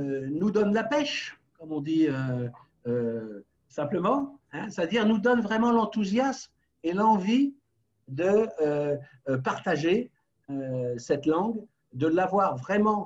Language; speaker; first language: French; native; French